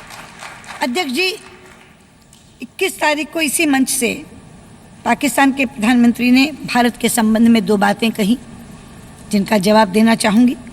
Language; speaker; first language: Hindi; native; Hindi